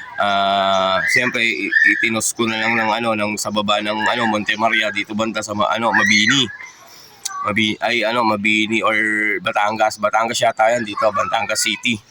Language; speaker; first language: Filipino; native; Filipino